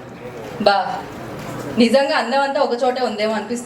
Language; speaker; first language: Telugu; native; Telugu